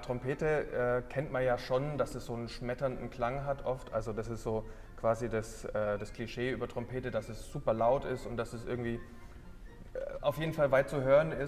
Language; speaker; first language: German; native; German